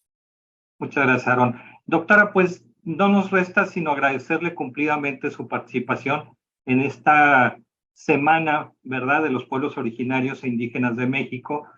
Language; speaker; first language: Spanish; native; Spanish